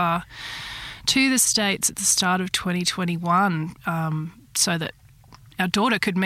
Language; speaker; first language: English; native; English